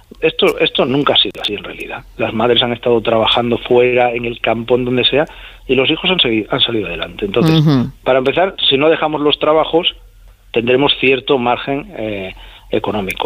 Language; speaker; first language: Spanish; native; Spanish